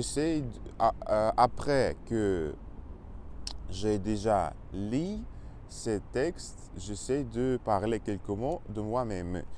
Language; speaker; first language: French; non-native, learner; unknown